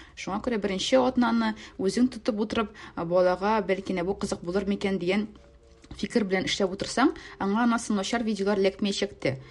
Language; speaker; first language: Tatar; native; Tatar